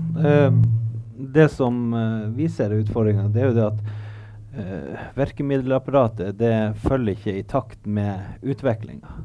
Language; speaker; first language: Norwegian; native; Norwegian